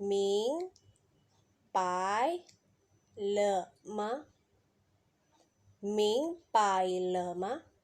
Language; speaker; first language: Chinese; non-native, fluent; Indonesian